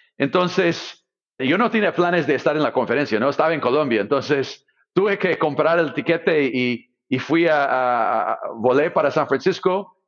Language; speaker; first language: Spanish; non-native, fluent; English